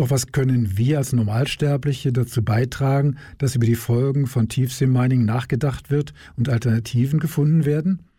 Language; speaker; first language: German; native; German